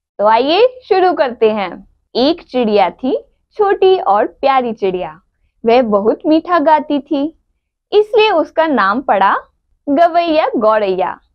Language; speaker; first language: Hindi; native; Hindi